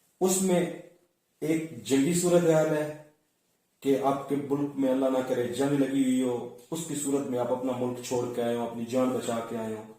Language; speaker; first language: Urdu; non-native, local second language; Punjabi